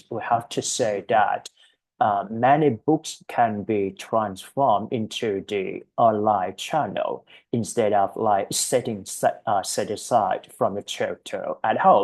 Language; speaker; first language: English; non-native, fluent; Thai